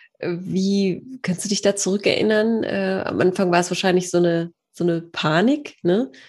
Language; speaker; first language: German; early bilingual, other home language; Polish